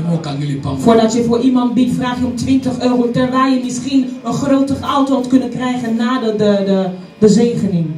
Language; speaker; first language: Dutch; non-native, fluent; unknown